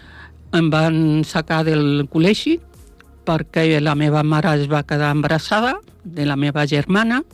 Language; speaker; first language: Catalan; non-native, local second language; Spanish